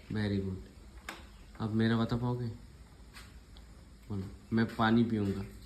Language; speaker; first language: Hindi; native; Hindi